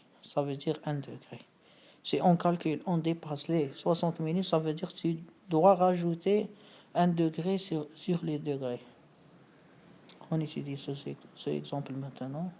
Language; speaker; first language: French; non-native, fluent; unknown